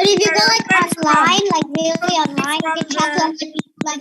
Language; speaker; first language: English; non-native, learner; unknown